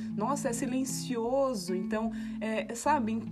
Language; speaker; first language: Portuguese; native; Portuguese